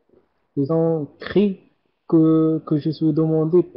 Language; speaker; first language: French; non-native, learner; Arabic